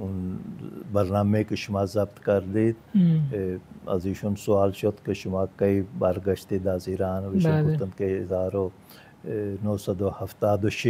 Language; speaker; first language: Persian; non-native, fluent; Punjabi